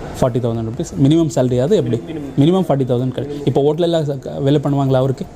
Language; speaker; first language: Tamil; non-native, learner; Kannada